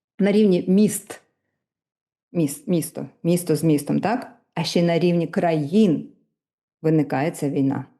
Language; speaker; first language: Ukrainian; non-native, local second language; Russian